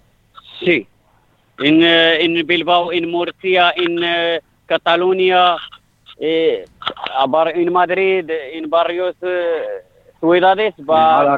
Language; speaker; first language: Spanish; non-native, fluent; Arabic